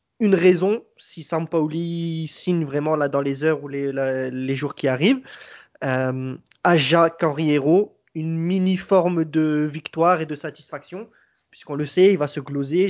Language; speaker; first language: French; native; French